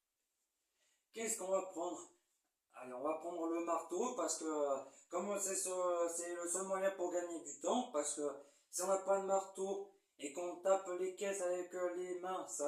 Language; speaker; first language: French; native; French